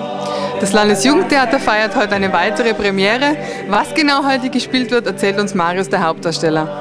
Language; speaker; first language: German; native; German